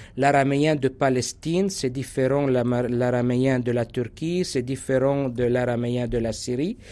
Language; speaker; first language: French; non-native, local second language; Arabic